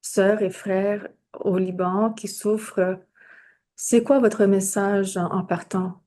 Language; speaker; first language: French; non-native, fluent; English